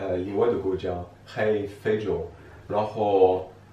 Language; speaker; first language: Chinese; non-native, fluent; French